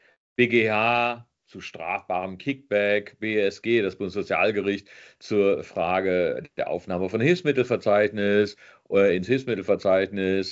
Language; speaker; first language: German; native; German